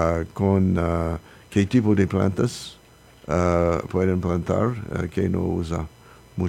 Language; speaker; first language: Spanish; non-native, learner; English